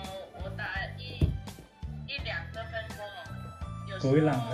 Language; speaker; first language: Chinese; non-native, learner; Vietnamese